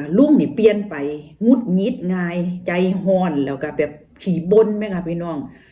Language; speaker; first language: Thai; native; Thai